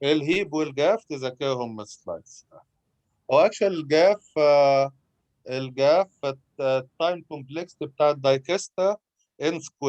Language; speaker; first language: Arabic; native; Arabic